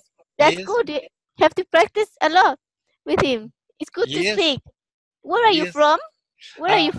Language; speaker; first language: English; non-native, fluent; Spanish